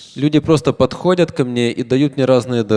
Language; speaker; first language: Russian; native; Russian